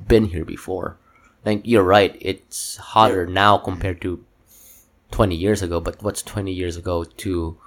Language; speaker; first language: English; non-native, local second language; Cebuano